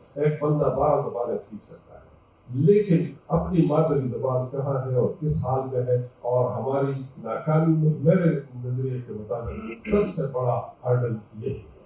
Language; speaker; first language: Urdu; non-native, local second language; Pashto